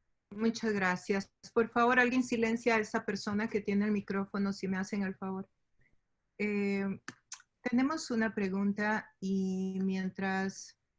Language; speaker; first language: Spanish; native; Spanish